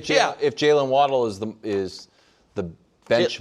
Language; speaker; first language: English; native; English